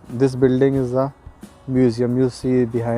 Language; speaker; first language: English; non-native, local second language; Hindi